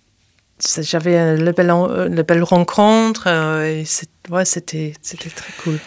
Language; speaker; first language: French; non-native, fluent; English